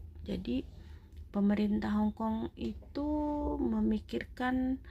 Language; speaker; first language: Indonesian; native; Indonesian